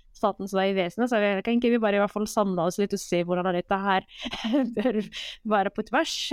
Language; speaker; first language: Norwegian; non-native, fluent; Arabic